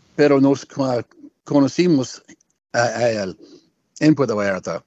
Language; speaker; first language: Spanish; non-native, learner; English